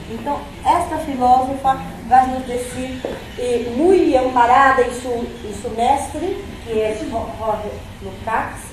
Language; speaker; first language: Spanish; non-native, fluent; Portuguese